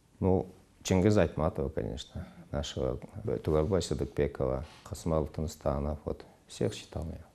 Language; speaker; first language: Russian; non-native, local second language; Kyrgyz